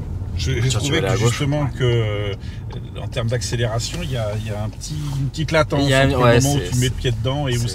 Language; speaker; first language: French; native; French